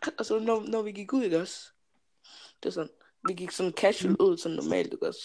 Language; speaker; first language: Danish; early bilingual, other home language; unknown